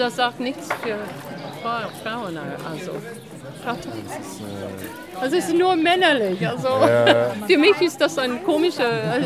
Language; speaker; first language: German; non-native, learner; English